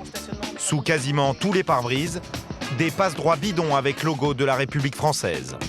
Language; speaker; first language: French; native; French